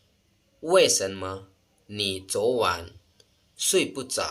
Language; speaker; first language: Chinese; non-native, fluent; Lao